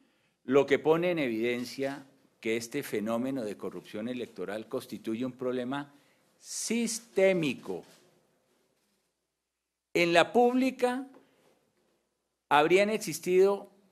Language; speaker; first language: Spanish; native; Spanish